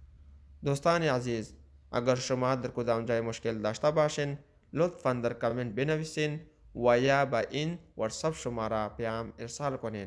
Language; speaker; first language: Persian; non-native, local second language; Pashto